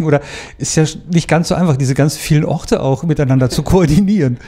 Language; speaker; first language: German; native; German